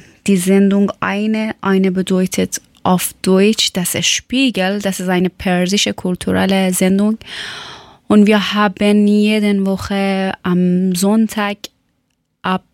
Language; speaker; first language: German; non-native, learner; Persian